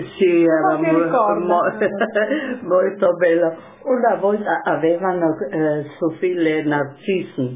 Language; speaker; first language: Italian; non-native, local second language; German